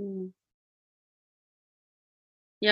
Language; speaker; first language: German; native; German